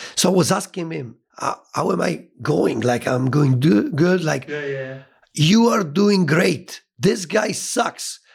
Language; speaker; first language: English; non-native, fluent; Italian